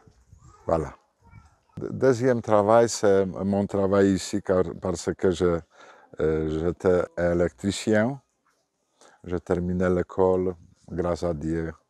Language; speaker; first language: French; non-native, fluent; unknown